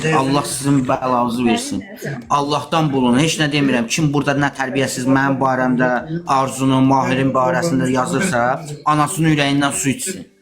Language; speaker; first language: Azerbaijani; non-native, local second language; Talysh